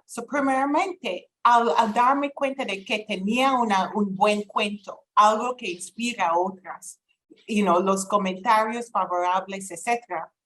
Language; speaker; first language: Spanish; non-native, fluent; English